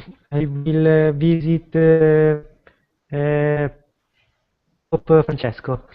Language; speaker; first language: English; non-native, learner; Italian